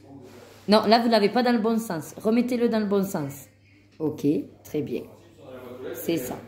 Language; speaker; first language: French; native; French